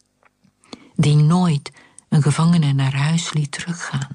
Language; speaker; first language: Dutch; native; Dutch